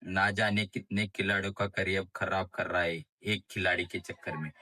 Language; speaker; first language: Hindi; non-native, local second language; Marathi